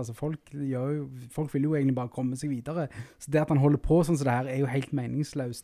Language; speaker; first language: Norwegian; native; Norwegian